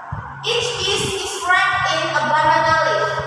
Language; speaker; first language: English; non-native, local second language; Indonesian